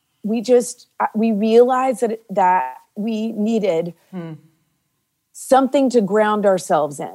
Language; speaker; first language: English; native; English